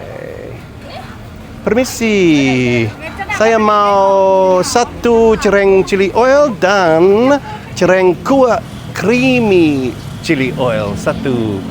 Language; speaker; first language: Indonesian; non-native, learner; English